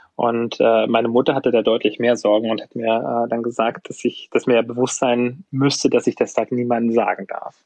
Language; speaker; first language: German; native; German